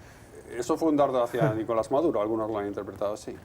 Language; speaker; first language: Spanish; native; Spanish